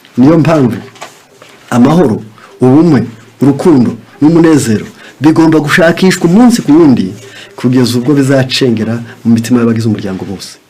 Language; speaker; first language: Kinyarwanda; native; Kinyarwanda